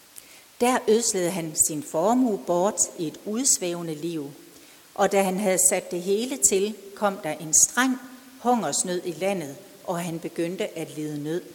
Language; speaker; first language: Danish; native; Danish